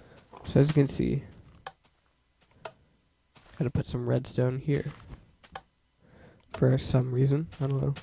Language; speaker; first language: English; native; English